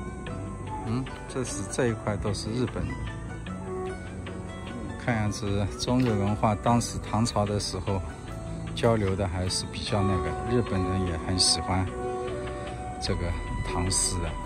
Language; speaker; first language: Chinese; native; Chinese